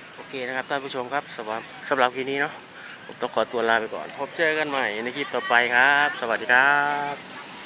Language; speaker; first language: Thai; native; Thai